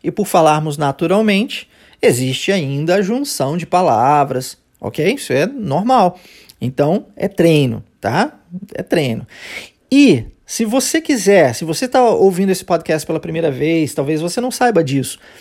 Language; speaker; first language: Portuguese; native; Portuguese